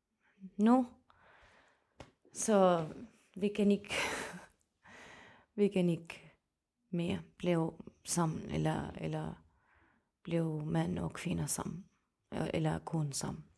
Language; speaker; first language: Danish; non-native, fluent; Arabic